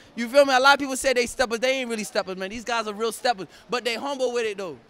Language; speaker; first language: English; native; English